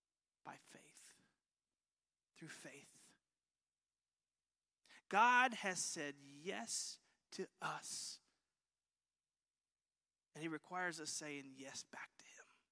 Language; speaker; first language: English; native; English